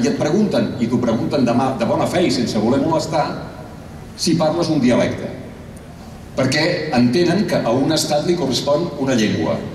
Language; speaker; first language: Catalan; native; Catalan